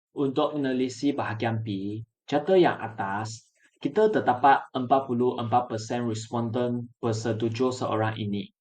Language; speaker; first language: Malay; non-native, local second language; Chinese